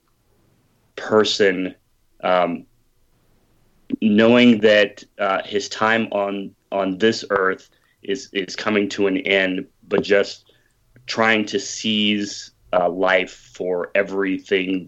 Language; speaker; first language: English; native; English